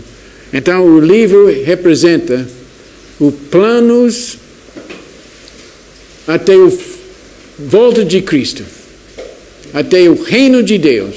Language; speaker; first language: Portuguese; non-native, fluent; English